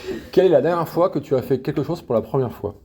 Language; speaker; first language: French; native; French